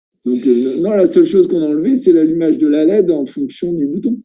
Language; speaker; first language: French; native; French